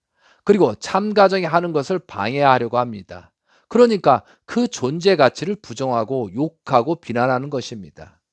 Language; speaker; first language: Korean; native; Korean